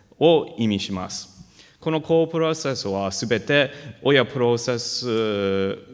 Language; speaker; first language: Japanese; non-native, fluent; English